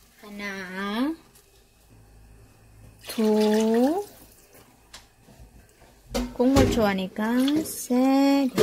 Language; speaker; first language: Korean; non-native, learner; Filipino